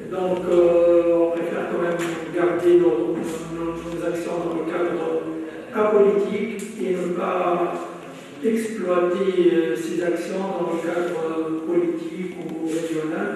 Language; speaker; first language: French; non-native, local second language; Arabic